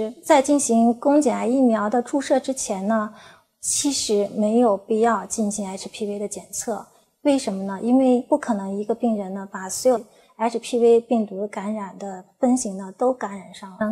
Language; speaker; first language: Chinese; native; Chinese